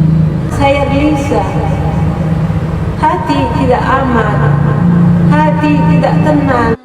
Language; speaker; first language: Indonesian; non-native, fluent; Arabic